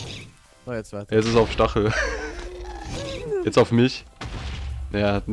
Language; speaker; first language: German; native; German